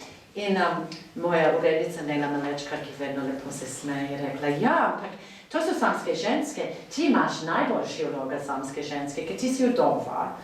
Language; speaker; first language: Slovenian; non-native, fluent; English